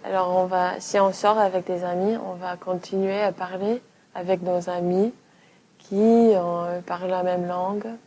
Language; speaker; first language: French; non-native, fluent; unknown